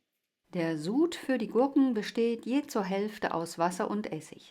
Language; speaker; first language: German; native; German